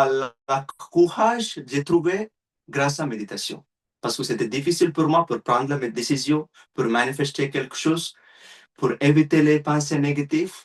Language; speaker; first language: French; non-native, learner; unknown